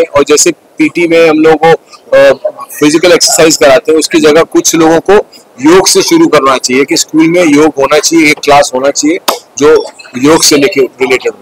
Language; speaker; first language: Hindi; native; Hindi